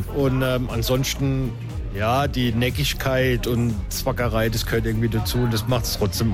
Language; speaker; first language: German; native; German